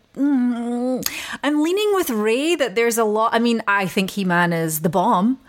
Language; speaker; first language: English; native; English